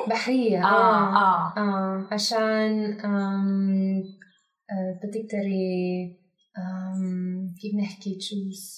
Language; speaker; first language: Arabic; non-native, learner; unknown